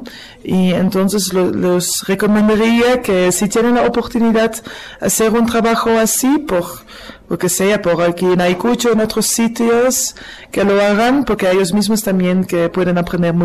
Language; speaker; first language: Spanish; non-native, fluent; Dutch